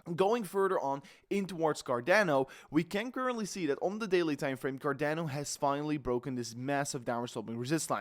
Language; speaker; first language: English; non-native, fluent; Dutch